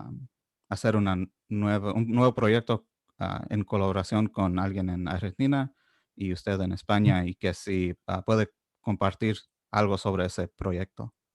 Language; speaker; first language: Spanish; non-native, fluent; English